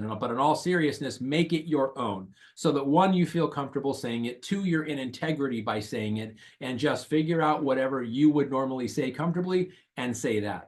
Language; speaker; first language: English; native; English